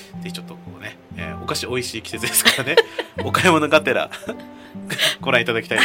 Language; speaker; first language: Japanese; native; Japanese